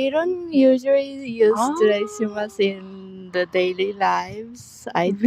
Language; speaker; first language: English; non-native, fluent; Japanese